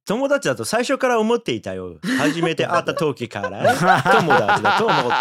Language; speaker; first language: Japanese; native; Japanese